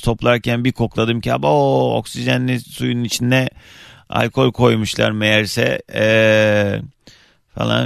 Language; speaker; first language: Turkish; native; Turkish